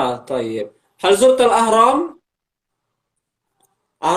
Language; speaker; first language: Arabic; non-native, fluent; Indonesian